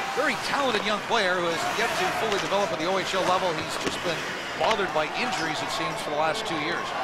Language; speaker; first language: English; native; English